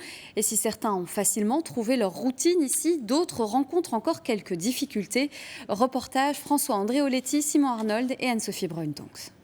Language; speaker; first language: French; native; French